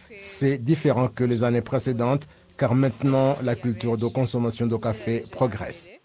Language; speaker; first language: French; non-native, local second language; Kinyarwanda